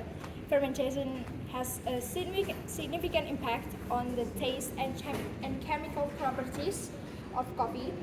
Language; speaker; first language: English; non-native, learner; Indonesian